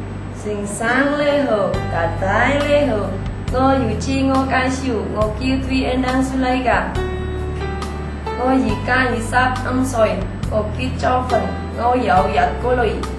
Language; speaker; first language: Cantonese; non-native, learner; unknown